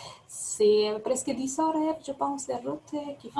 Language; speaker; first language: French; non-native, fluent; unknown